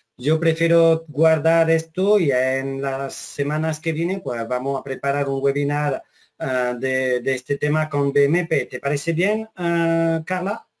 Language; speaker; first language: Spanish; non-native, fluent; French